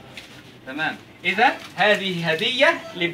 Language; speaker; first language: Arabic; non-native, fluent; Indonesian